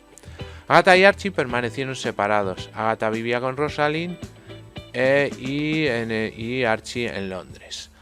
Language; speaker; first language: Spanish; native; Spanish